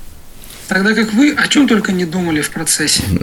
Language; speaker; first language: Russian; native; Russian